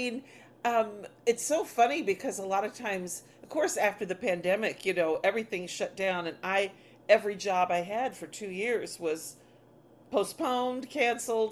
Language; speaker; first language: English; native; English